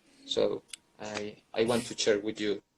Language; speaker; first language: English; non-native, learner; Spanish